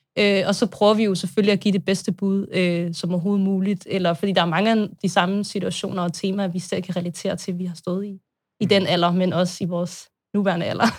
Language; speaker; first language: Danish; native; Danish